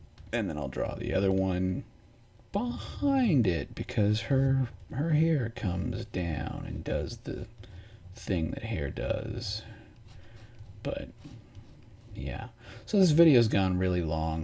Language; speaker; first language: English; native; English